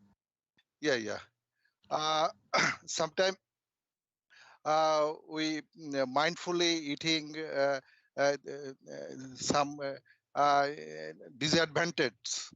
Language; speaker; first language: English; non-native, learner; Bangla